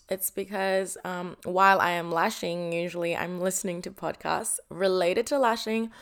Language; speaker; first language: English; non-native, fluent; Indonesian